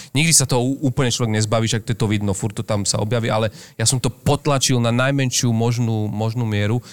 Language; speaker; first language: Slovak; native; Slovak